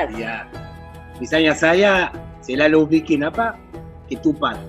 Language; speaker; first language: Indonesian; non-native, fluent; Spanish